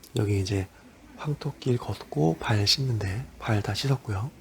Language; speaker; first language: Korean; native; Korean